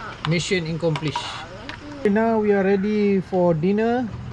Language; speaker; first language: English; non-native, local second language; Malay